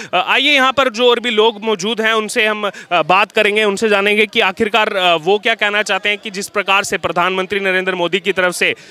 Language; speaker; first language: Hindi; native; Hindi